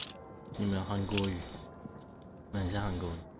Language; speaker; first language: Chinese; native; Chinese